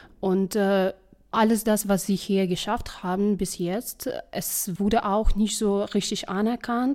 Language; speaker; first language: German; non-native, fluent; Russian